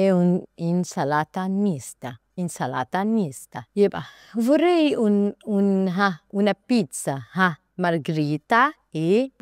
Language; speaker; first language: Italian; non-native, learner; Arabic